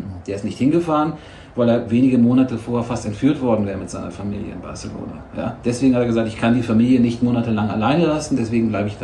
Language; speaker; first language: German; native; German